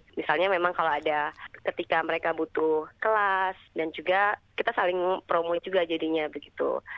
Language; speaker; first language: Indonesian; native; Indonesian